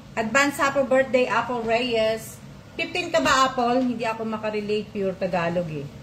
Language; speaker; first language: Filipino; non-native, local second language; Cebuano